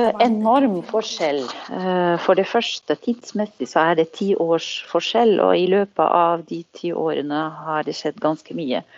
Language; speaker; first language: Norwegian; non-native, fluent; Arabic